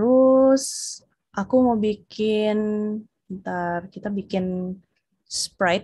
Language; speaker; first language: Indonesian; native; Indonesian